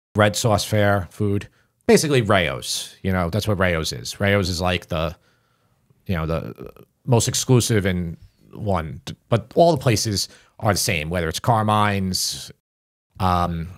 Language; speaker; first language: English; native; English